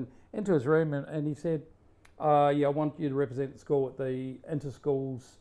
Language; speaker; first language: English; native; English